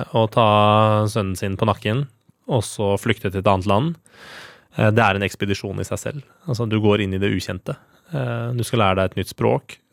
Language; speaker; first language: Norwegian; early bilingual, other home language; Persian